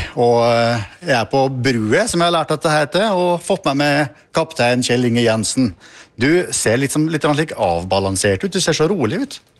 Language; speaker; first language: Norwegian; native; Norwegian